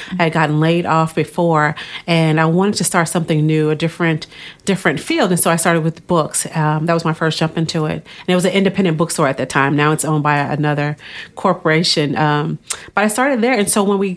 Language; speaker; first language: English; native; English